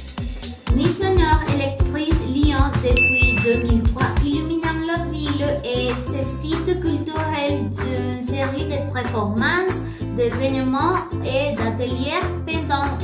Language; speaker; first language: French; non-native, learner; Spanish